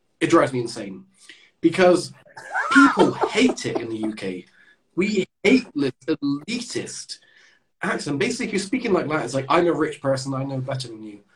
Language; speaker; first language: English; native; English